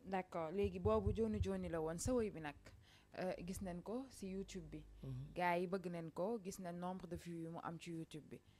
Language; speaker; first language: Wolof; native; Wolof